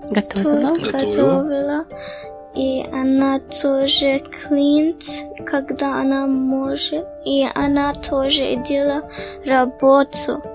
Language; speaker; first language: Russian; early bilingual, heritage; Russian